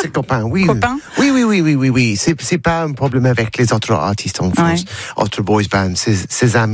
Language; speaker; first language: French; non-native, learner; English